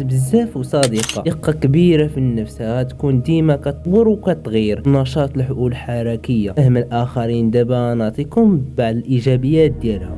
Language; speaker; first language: Arabic; native; Arabic